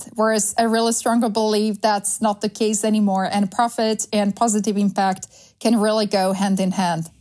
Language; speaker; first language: English; non-native, fluent; Slovak